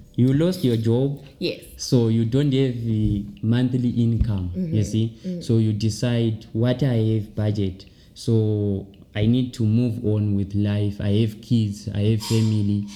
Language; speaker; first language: English; non-native, local second language; Shona